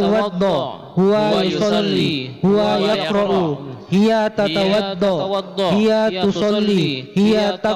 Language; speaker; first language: Arabic; non-native, learner; Indonesian